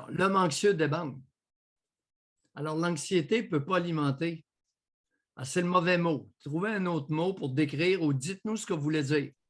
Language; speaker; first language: French; native; French